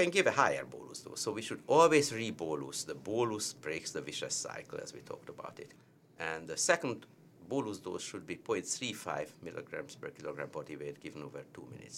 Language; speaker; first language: English; non-native, fluent; Hungarian